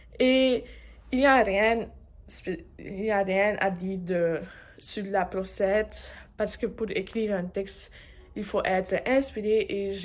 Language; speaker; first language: French; non-native, learner; English